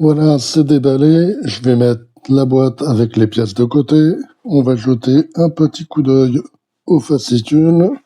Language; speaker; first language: French; native; French